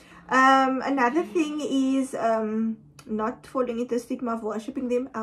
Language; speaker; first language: English; non-native, local second language; Afrikaans